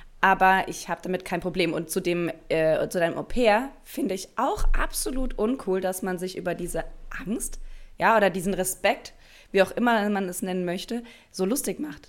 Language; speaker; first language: German; native; German